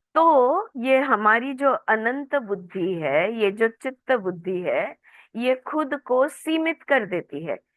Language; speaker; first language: Hindi; non-native, local second language; Marathi